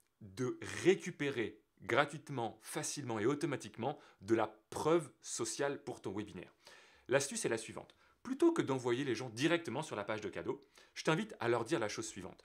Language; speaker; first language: French; native; French